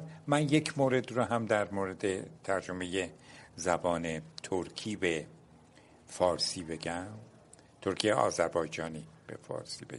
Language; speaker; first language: Persian; non-native, local second language; Turkish